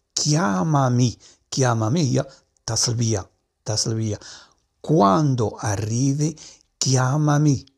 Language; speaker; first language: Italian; non-native, fluent; Arabic